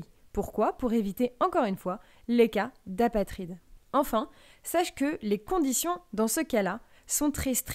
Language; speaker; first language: French; native; French